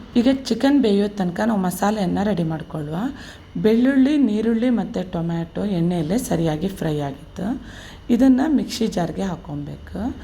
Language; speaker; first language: Kannada; native; Kannada